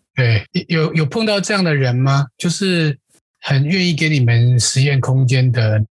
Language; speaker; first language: Chinese; native; Chinese